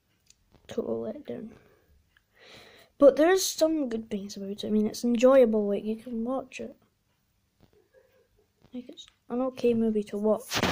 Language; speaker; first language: English; native; English